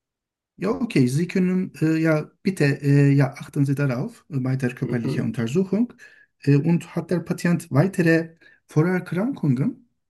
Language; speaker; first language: German; non-native, learner; Turkish